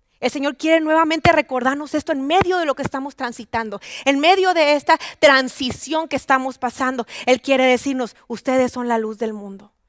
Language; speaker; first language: Spanish; native; Spanish